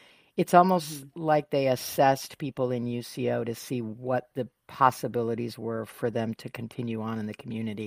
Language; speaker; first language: English; native; English